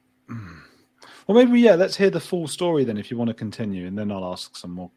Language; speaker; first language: English; native; English